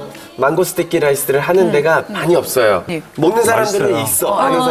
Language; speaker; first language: Korean; native; Korean